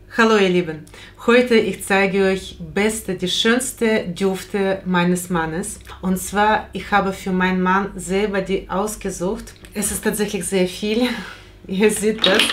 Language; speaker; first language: German; non-native, fluent; Russian